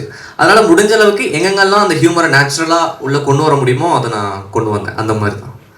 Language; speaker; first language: Tamil; native; Tamil